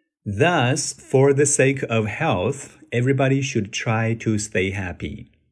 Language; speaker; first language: English; non-native, fluent; Chinese